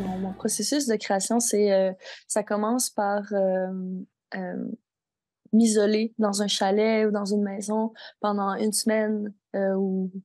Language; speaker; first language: French; native; French